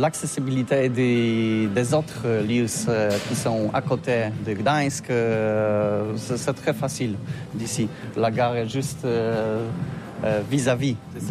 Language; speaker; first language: French; non-native, fluent; Polish